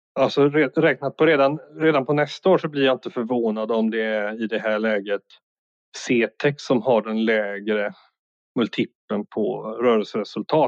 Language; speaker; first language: Swedish; native; Swedish